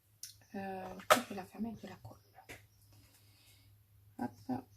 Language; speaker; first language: French; native; French